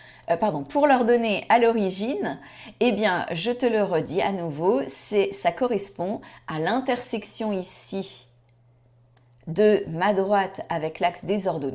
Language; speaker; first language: French; native; French